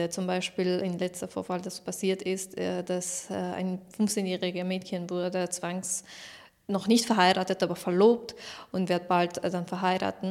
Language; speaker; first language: German; non-native, fluent; Persian